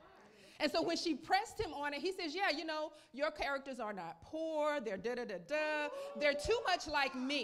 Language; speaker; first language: English; native; English